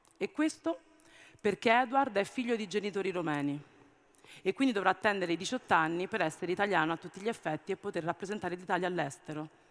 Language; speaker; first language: Italian; early bilingual, other home language; Amharic